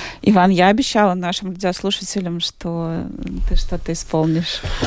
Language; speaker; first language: Russian; native; Russian